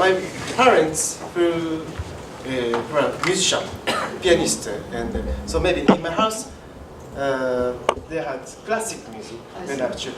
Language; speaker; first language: English; non-native, learner; Japanese